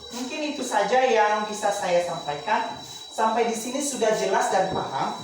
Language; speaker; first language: Indonesian; non-native, local second language; Nias